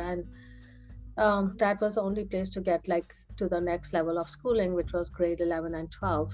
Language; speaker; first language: English; non-native, local second language; Hindi